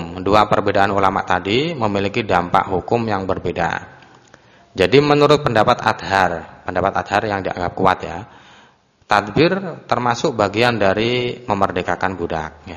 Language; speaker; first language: Indonesian; native; Indonesian